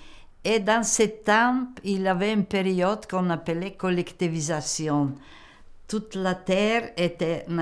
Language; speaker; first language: French; non-native, local second language; Macedonian